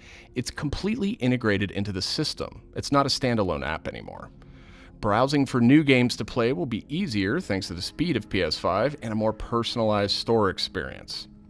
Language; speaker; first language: English; native; English